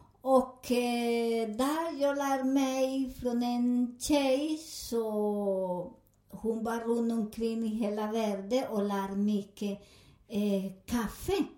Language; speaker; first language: Swedish; non-native, learner; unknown